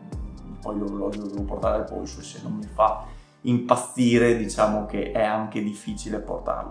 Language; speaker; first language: Italian; native; Italian